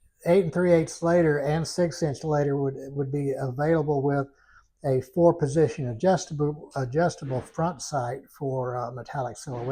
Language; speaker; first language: English; native; English